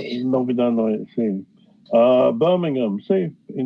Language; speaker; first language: Portuguese; non-native, fluent; English